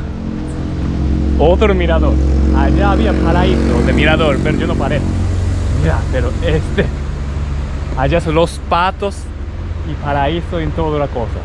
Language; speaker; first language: Spanish; non-native, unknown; Japanese